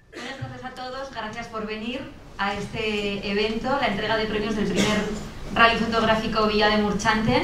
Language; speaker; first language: Spanish; native; Spanish